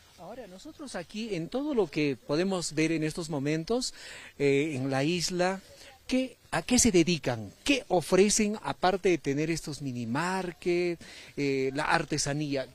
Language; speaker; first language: Spanish; native; Spanish